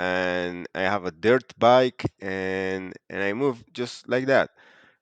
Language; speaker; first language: English; non-native, fluent; Spanish